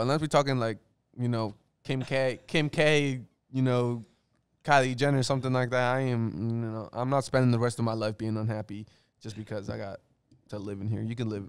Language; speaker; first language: English; early bilingual, other home language; Spanish